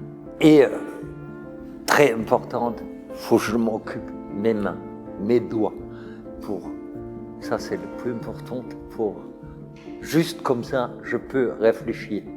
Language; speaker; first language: French; non-native, fluent; German